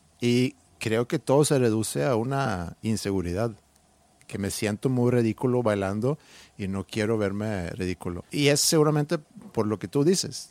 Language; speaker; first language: Spanish; non-native, fluent; Swedish